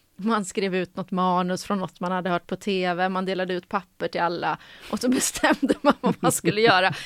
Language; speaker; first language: Swedish; native; Swedish